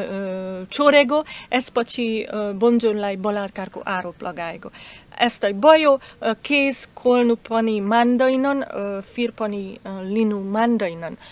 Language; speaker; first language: Nepali; non-native, fluent; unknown